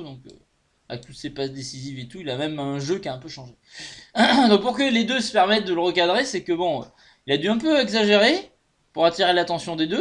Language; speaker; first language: French; native; French